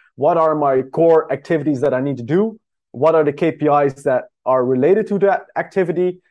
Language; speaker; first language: English; non-native, fluent; Dutch